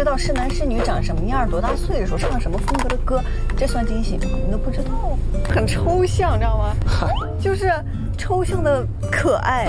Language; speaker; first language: Chinese; native; Chinese